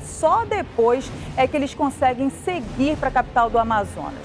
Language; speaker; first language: Portuguese; native; Portuguese